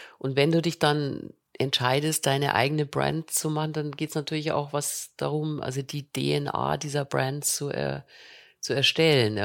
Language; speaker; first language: German; native; German